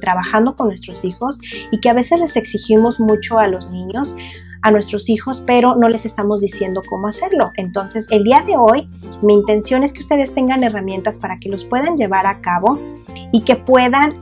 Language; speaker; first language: Spanish; native; Spanish